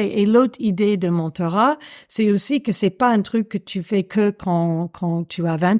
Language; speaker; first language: French; non-native, fluent; English